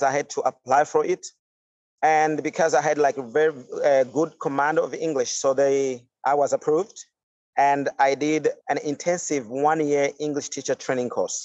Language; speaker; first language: English; non-native, fluent; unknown